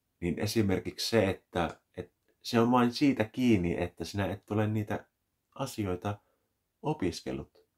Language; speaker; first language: Finnish; native; Finnish